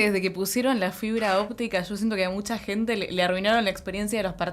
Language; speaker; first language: Spanish; native; Spanish